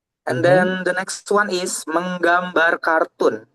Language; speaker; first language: English; non-native, fluent; Indonesian